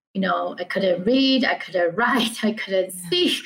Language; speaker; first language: English; early bilingual, other home language; Chinese